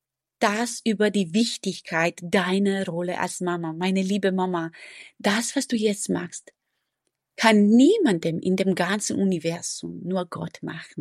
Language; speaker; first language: German; non-native, fluent; Romanian